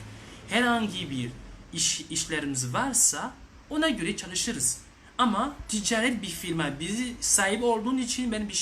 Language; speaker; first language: Turkish; non-native, learner; French